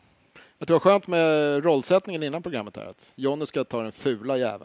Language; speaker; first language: Swedish; native; Swedish